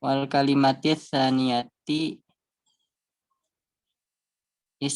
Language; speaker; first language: Arabic; non-native, learner; Indonesian